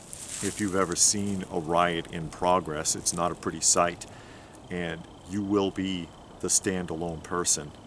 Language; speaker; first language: English; native; English